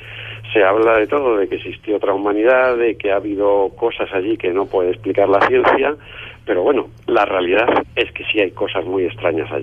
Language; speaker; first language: Spanish; native; Spanish